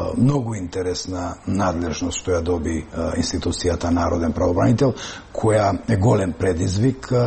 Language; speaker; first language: Macedonian; non-native, local second language; Albanian